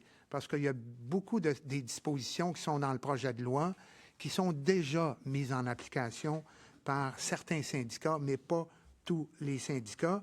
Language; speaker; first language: French; native; French